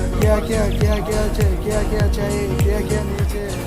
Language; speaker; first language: Hindi; non-native, learner; Bangla